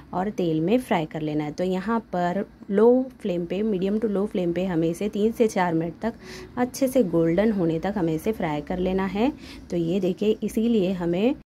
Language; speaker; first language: Hindi; non-native, local second language; Marathi